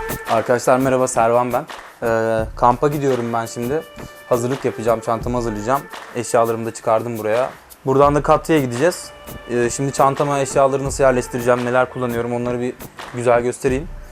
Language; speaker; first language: Turkish; native; Turkish